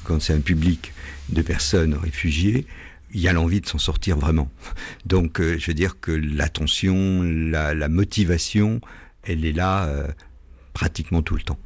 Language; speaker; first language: French; native; French